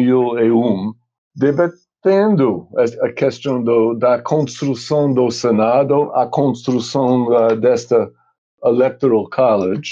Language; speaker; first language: Portuguese; non-native, fluent; English